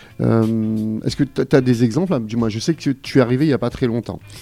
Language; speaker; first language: French; native; French